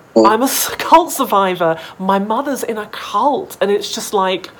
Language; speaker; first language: English; native; English